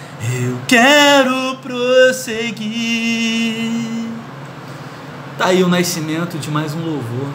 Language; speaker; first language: Portuguese; native; Portuguese